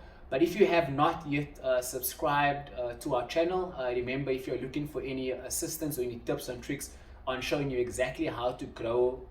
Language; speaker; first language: English; non-native, local second language; Afrikaans